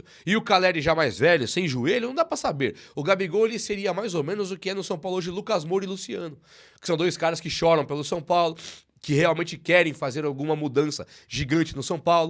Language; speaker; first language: Portuguese; native; Portuguese